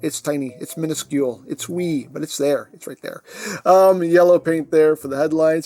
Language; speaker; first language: English; native; English